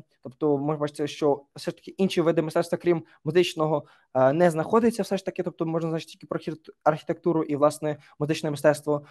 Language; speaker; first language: Ukrainian; native; Ukrainian